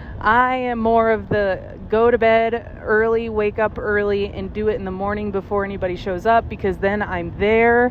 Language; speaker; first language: English; native; English